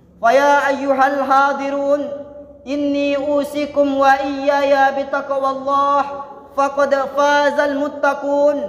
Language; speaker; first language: Malay; non-native, local second language; Minangkabau